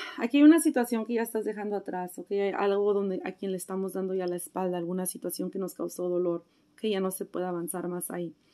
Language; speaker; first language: Spanish; early bilingual, heritage; Spanish